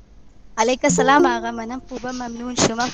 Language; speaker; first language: Persian; non-native, learner; Urdu